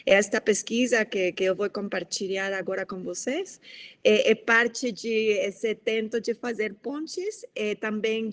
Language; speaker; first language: Portuguese; non-native, fluent; Spanish